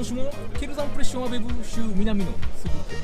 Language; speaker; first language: French; non-native, learner; Japanese